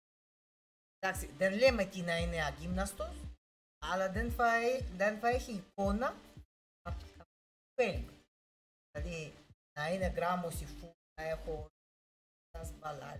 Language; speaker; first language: Greek; non-native, learner; Russian